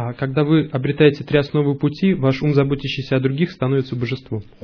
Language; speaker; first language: Russian; native; Russian